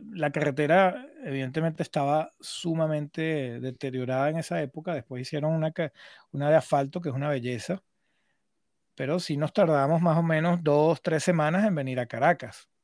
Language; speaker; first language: Spanish; native; Spanish